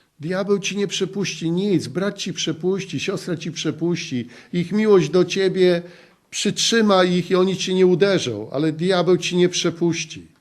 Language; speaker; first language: Polish; native; Polish